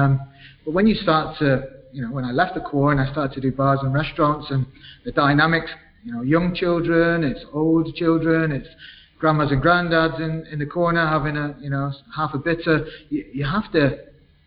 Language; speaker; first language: English; native; English